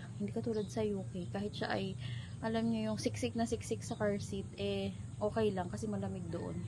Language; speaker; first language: Filipino; native; Filipino